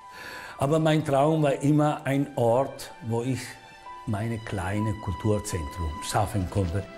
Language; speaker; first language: German; non-native, learner; Italian